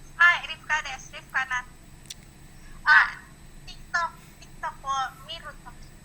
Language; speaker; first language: Japanese; non-native, learner; Indonesian